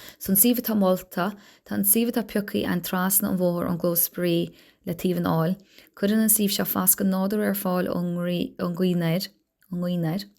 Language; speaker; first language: Irish; native; Irish